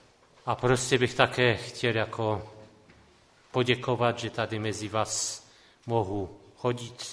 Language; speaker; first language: Czech; non-native, local second language; Polish